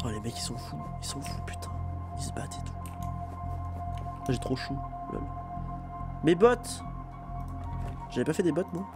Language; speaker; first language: French; native; French